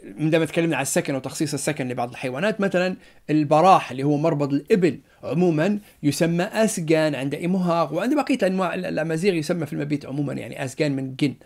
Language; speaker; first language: Arabic; non-native, local second language; Berber languages